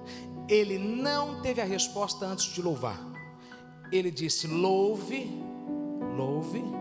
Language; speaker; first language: Portuguese; native; Portuguese